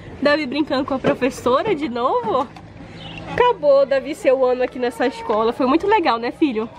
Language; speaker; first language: Portuguese; native; Portuguese